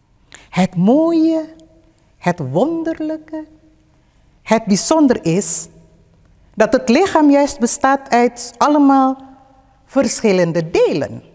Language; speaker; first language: Dutch; non-native, fluent; Indonesian